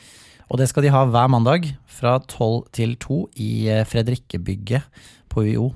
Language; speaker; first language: Norwegian; native; Norwegian